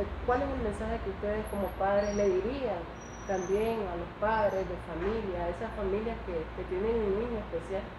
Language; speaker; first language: Spanish; native; Spanish